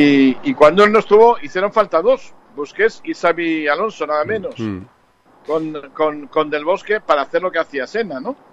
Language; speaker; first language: Spanish; native; Spanish